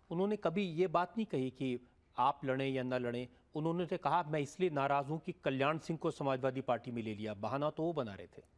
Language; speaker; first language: Hindi; native; Hindi